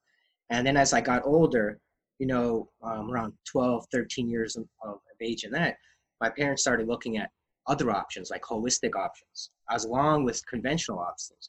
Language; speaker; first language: English; native; English